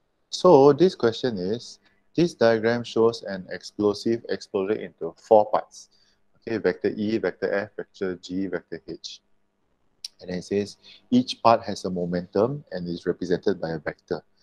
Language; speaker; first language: English; non-native, local second language; Malay